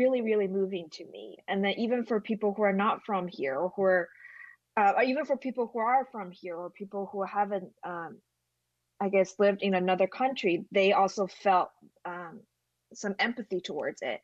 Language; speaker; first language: English; non-native, fluent; Chinese